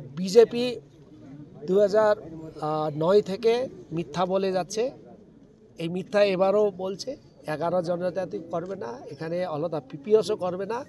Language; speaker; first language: Bangla; native; Bangla